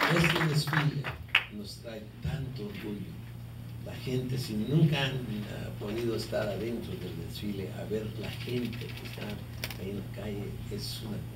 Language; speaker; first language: Spanish; early bilingual, heritage; Spanish